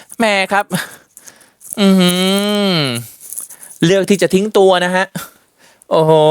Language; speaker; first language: Thai; native; Thai